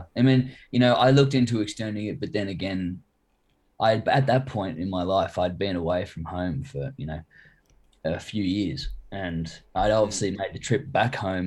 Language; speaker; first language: English; native; English